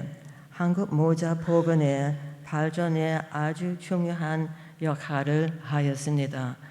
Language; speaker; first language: Korean; non-native, fluent; English